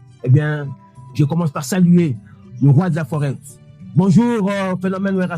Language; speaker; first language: French; non-native, local second language; Lingala